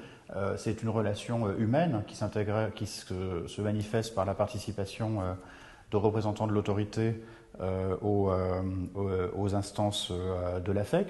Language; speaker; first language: French; native; French